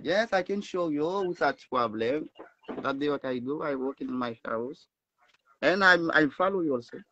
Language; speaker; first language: English; non-native, learner; Haitian Creole